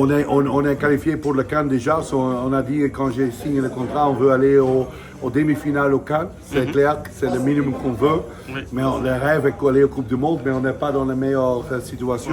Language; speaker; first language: French; non-native, fluent; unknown